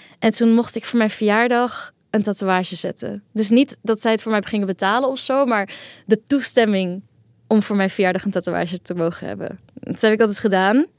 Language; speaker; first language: Dutch; early bilingual, other home language; Kurdish